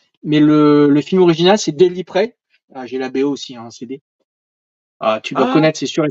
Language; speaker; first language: French; native; French